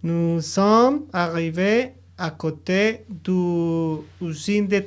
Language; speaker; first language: French; non-native, learner; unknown